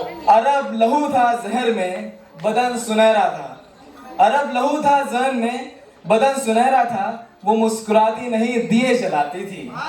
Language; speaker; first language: Hindi; native; Hindi